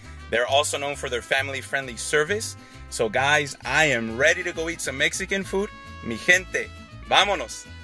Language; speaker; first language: English; early bilingual, other home language; Spanish